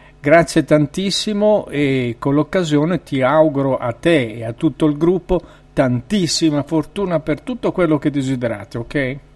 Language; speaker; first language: Italian; native; Italian